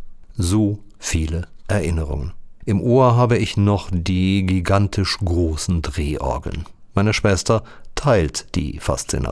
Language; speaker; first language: German; native; German